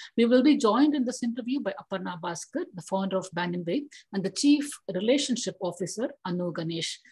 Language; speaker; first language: English; non-native, local second language; Tamil